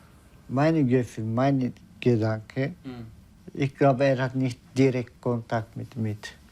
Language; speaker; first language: German; non-native, learner; Turkish